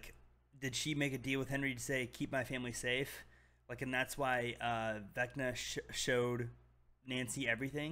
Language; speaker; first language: English; native; English